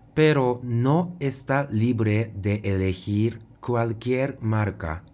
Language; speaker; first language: Spanish; non-native, fluent; Japanese